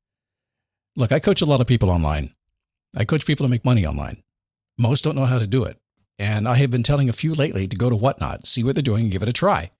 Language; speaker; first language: English; native; English